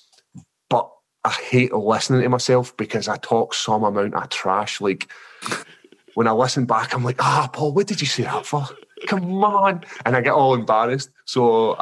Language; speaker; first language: English; native; English